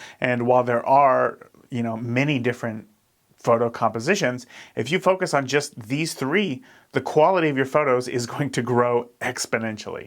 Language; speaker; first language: English; native; English